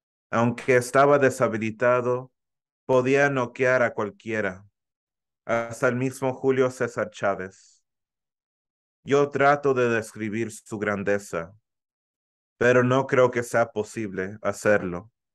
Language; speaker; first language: Spanish; early bilingual, heritage; Spanish